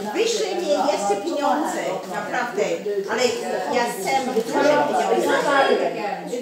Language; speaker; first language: Polish; early bilingual, heritage; English